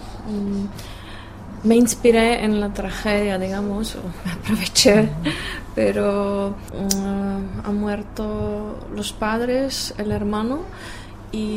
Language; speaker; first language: Spanish; non-native, fluent; Czech